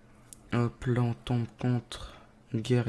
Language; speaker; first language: French; native; French